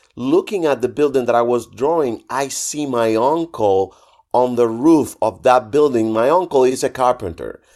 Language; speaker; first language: English; non-native, fluent; Spanish